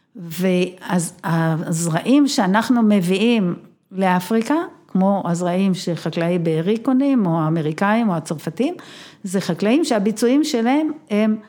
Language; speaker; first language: Hebrew; native; Hebrew